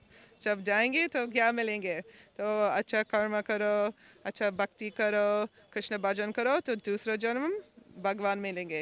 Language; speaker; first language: Hindi; non-native, learner; English